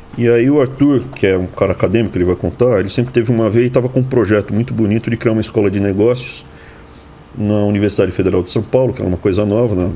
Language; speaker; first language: Portuguese; native; Portuguese